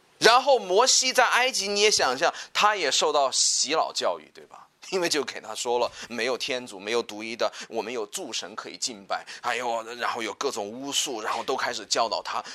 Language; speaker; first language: Chinese; native; Chinese